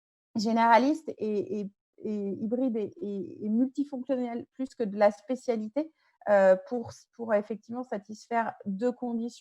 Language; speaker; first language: French; native; French